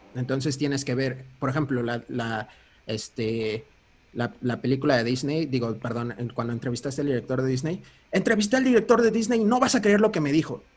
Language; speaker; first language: Spanish; early bilingual, heritage; Spanish